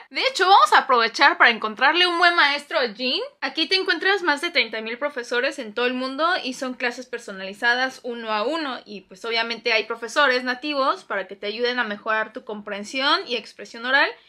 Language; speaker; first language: Spanish; non-native, fluent; Korean